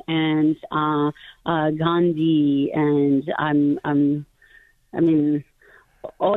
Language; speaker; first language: English; non-native, fluent; French